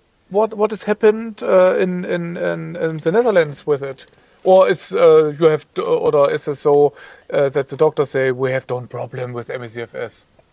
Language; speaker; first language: English; non-native, learner; German